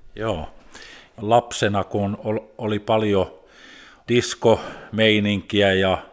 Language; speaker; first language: Finnish; early bilingual, heritage; Finnish